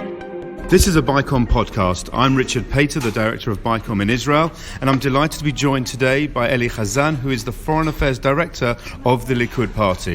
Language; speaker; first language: English; native; English